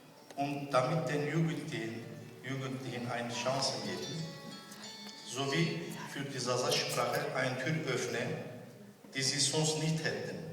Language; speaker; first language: German; non-native, fluent; Zaza